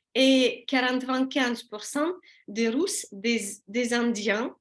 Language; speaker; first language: French; non-native, learner; Russian